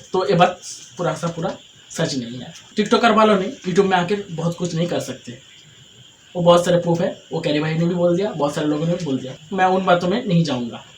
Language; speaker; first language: Hindi; non-native, local second language; Bangla